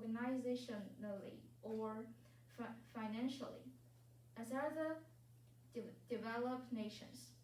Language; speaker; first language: English; non-native, fluent; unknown